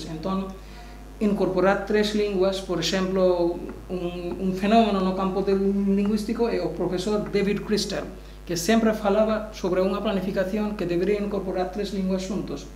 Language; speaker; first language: Galician; non-native, learner; Bangla